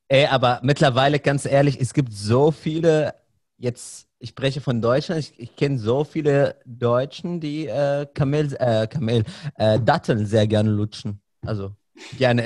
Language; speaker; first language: German; non-native, fluent; Arabic